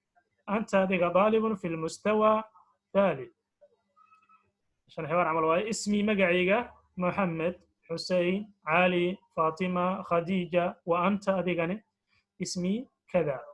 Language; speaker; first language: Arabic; non-native, fluent; Somali